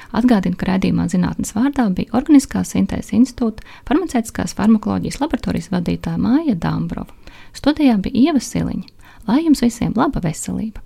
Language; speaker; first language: Latvian; native; Latvian